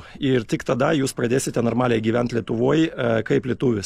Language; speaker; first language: Lithuanian; non-native, fluent; Russian